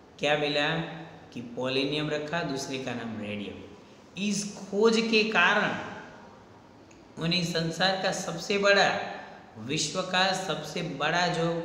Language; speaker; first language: Hindi; non-native, local second language; Gujarati